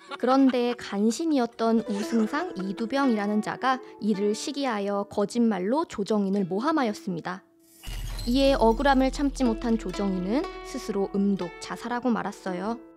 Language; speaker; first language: Korean; native; Korean